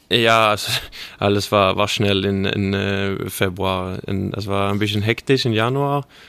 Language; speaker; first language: German; non-native, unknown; Swedish